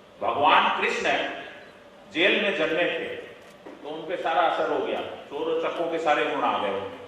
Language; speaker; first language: Hindi; native; Hindi